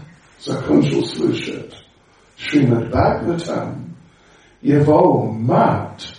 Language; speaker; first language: Russian; non-native, learner; English